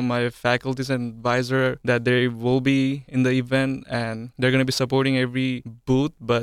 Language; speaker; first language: English; non-native, local second language; Bangla